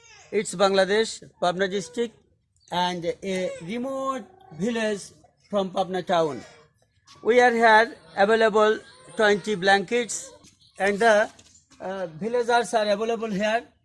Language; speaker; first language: English; non-native, learner; Bangla